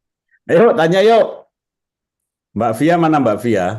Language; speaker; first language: Indonesian; native; Indonesian